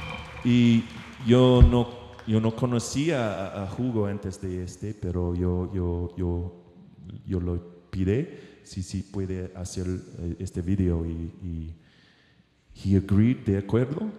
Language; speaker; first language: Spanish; non-native, learner; English